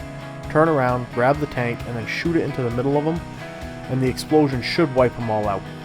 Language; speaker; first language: English; native; English